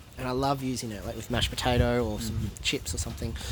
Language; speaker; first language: English; native; English